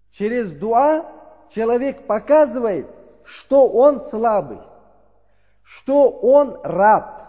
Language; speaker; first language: Russian; non-native, learner; Uzbek